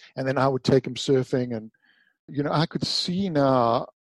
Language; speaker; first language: English; native; English